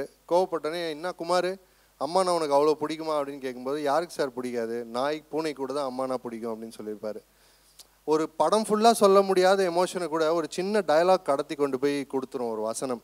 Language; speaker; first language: Tamil; native; Tamil